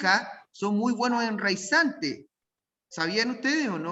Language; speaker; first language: Spanish; native; Spanish